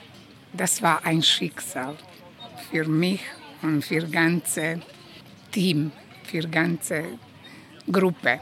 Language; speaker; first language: German; non-native, learner; Croatian